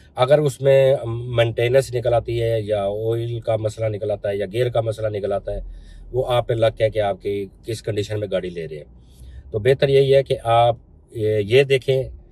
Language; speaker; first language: Urdu; non-native, local second language; Punjabi